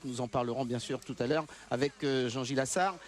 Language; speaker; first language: French; native; French